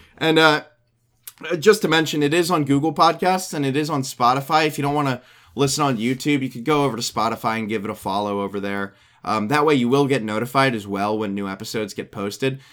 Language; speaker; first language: English; native; English